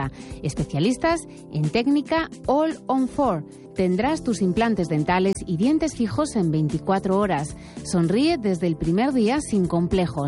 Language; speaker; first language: Spanish; native; Spanish